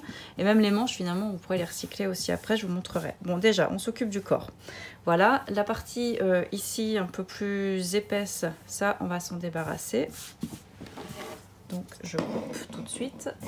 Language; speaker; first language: French; native; French